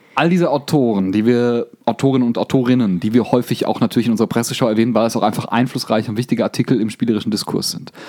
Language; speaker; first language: German; native; German